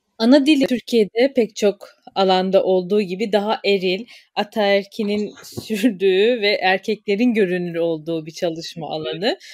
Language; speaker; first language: Turkish; native; Turkish